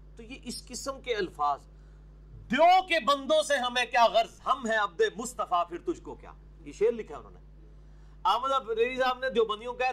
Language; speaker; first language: Urdu; non-native, local second language; Punjabi